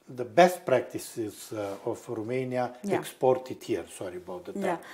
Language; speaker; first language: English; non-native, fluent; Romanian